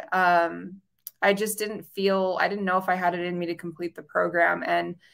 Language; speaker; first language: English; native; English